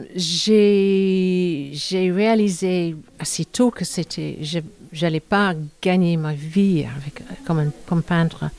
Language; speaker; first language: French; non-native, fluent; English